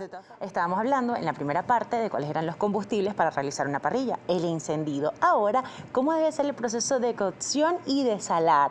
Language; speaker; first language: Spanish; native; Spanish